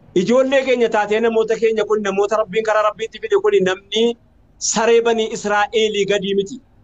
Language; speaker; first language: Oromo; native; Oromo